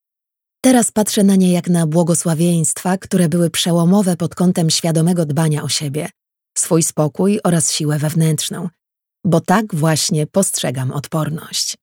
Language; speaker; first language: Polish; native; Polish